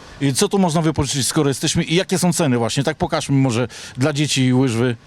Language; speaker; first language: Polish; native; Polish